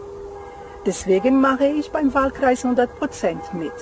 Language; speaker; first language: German; non-native, fluent; Portuguese